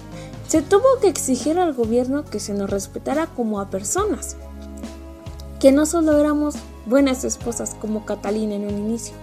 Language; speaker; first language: Spanish; native; Spanish